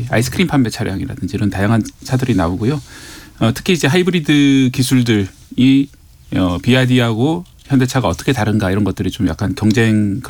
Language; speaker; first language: Korean; native; Korean